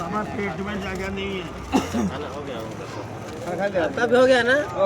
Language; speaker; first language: Hindi; non-native, local second language; Odia